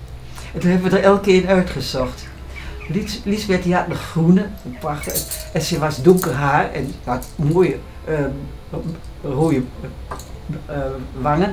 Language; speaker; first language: Dutch; native; Dutch